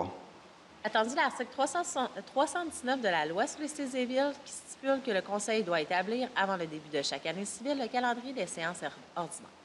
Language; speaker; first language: French; native; French